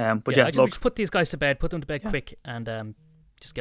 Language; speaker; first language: English; native; English